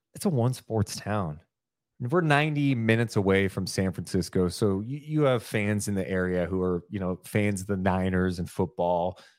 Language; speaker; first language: English; native; English